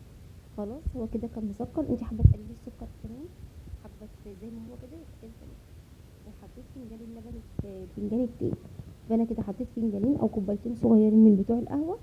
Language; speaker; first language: Arabic; native; Arabic